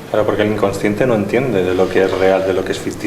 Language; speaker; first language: Spanish; native; Spanish